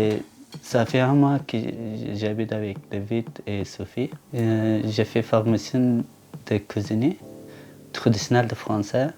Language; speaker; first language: French; non-native, learner; Persian